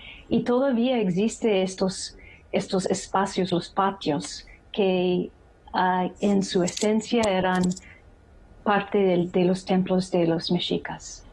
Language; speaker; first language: Spanish; non-native, fluent; English